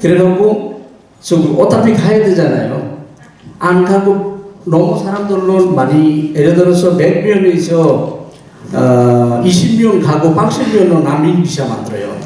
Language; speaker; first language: Korean; non-native, fluent; Bangla